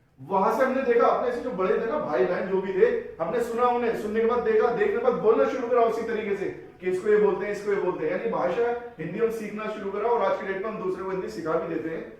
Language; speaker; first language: Hindi; native; Hindi